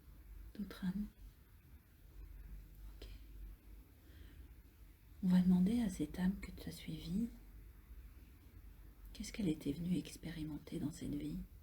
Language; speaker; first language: French; native; French